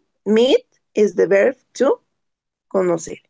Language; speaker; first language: English; non-native, learner; Spanish